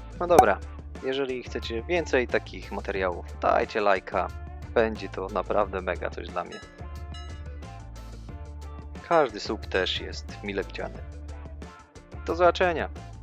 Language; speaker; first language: Polish; native; Polish